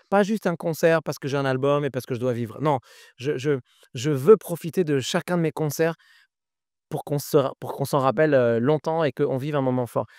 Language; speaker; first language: French; early bilingual, other home language; Arabic